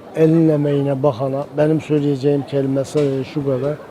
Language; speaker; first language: Turkish; native; Turkish